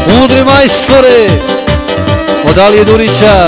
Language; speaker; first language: Bosnian; native; Bosnian